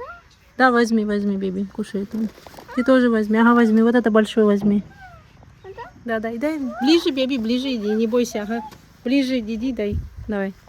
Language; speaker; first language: Russian; non-native, local second language; Kazakh